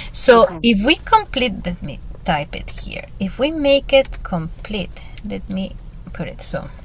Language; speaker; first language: English; non-native, fluent; Spanish